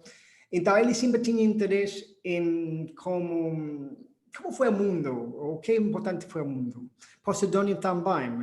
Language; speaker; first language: Portuguese; non-native, fluent; English